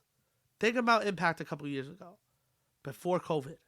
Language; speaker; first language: English; native; English